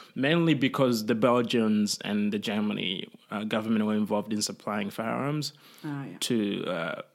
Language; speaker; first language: English; non-native, local second language; Kinyarwanda